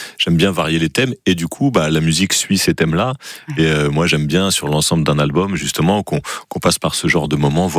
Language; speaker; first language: French; native; French